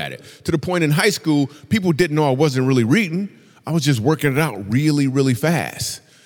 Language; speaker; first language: English; native; English